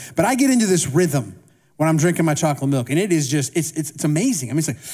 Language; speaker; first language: English; native; English